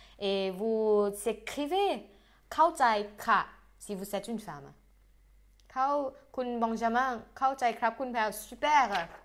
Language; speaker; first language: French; non-native, fluent; Thai